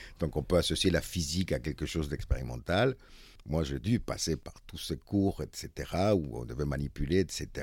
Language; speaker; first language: French; non-native, fluent; Spanish